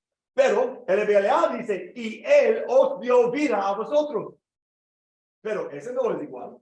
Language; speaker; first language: Spanish; non-native, learner; English